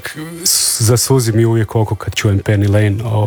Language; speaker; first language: Serbian; native; Serbian